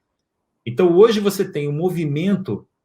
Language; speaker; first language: Portuguese; native; Portuguese